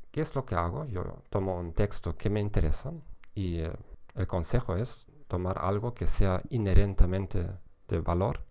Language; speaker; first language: Spanish; non-native, fluent; German